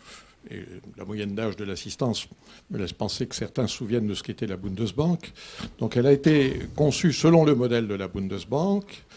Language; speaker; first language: French; native; French